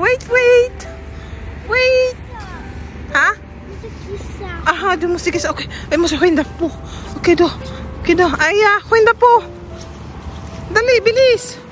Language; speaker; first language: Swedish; non-native, fluent; Cebuano